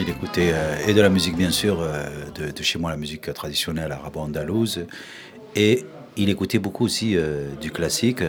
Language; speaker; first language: French; non-native, local second language; Arabic